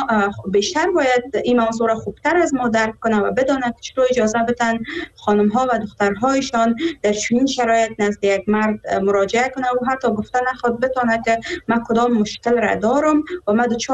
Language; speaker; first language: Persian; native; Persian